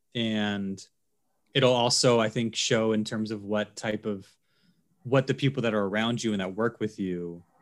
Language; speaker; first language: English; native; English